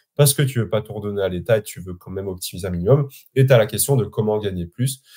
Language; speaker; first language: French; native; French